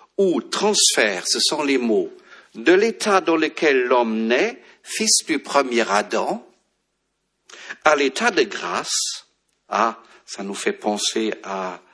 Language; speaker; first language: French; non-native, fluent; German